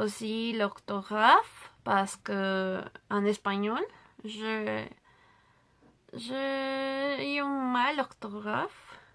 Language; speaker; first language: French; non-native, learner; Spanish